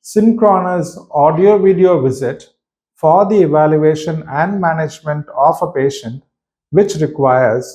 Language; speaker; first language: English; non-native, local second language; Tamil